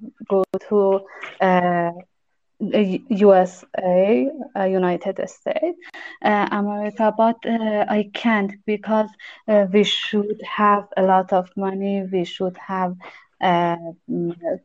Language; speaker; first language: English; non-native, learner; Persian